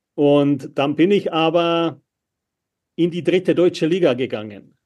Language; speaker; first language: German; non-native, fluent; Czech